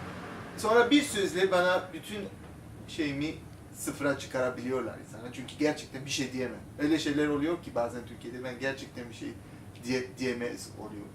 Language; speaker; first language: Turkish; non-native, local second language; Armenian